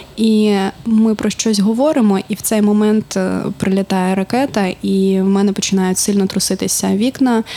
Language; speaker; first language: Ukrainian; non-native, local second language; Russian